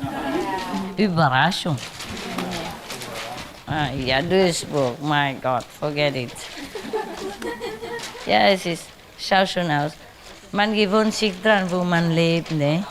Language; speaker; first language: German; non-native, learner; Vietnamese